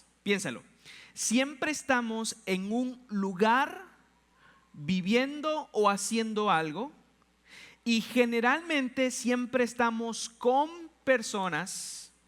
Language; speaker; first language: Spanish; native; Spanish